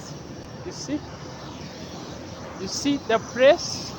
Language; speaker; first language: English; non-native, learner; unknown